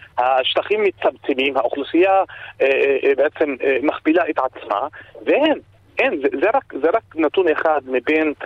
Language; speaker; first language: Hebrew; non-native, local second language; Arabic